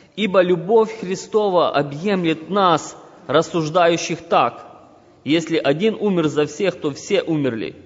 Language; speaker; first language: Russian; non-native, local second language; Ukrainian